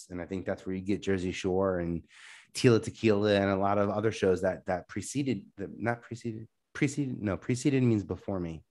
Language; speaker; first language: English; native; English